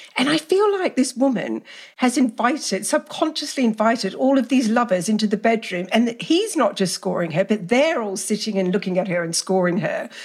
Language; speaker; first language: English; native; English